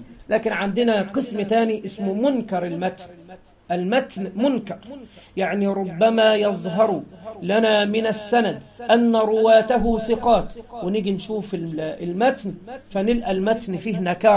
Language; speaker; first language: Arabic; native; Arabic